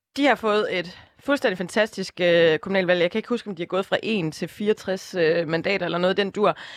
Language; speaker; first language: Danish; native; Danish